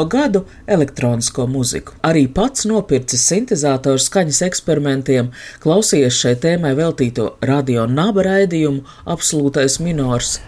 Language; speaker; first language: Latvian; native; Latvian